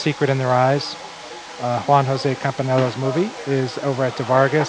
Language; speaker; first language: English; native; English